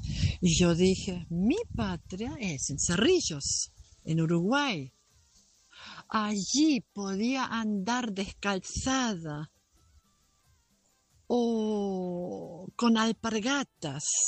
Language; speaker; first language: Spanish; non-native, local second language; German